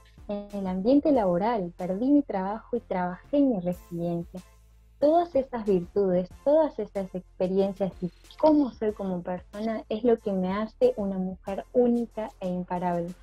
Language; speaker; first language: Spanish; native; Spanish